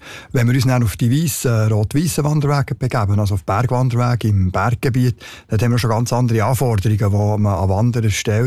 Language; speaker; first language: German; native; German